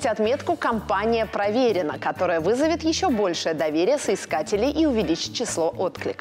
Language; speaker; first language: Russian; native; Russian